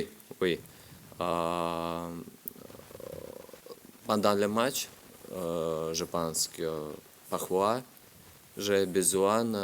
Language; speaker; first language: French; non-native, learner; Russian